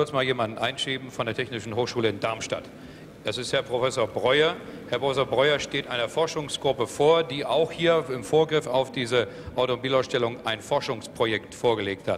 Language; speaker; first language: German; native; German